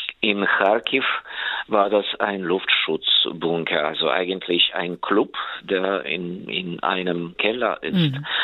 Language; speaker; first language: German; non-native, fluent; Ukrainian